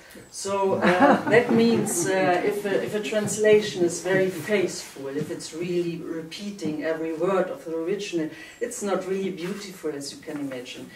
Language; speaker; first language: English; non-native, fluent; German